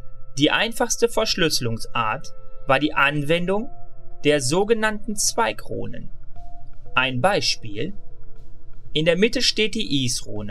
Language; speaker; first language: German; native; German